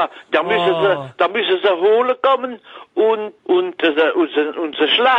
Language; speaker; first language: German; non-native, learner; French